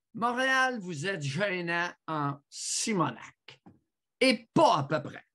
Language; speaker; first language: French; native; French